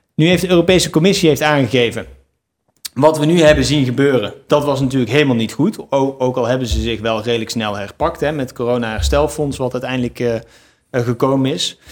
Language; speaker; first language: Dutch; native; Dutch